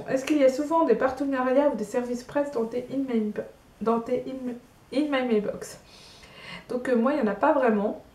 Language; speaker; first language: French; native; French